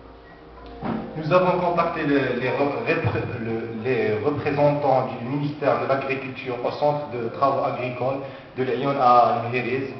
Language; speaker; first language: French; non-native, local second language; Arabic